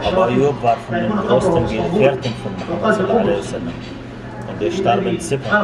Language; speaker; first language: German; non-native, fluent; Arabic